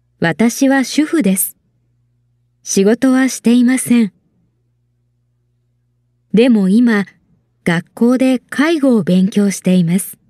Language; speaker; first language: Japanese; non-native, learner; Filipino